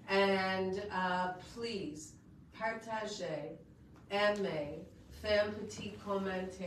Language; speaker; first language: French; non-native, local second language; English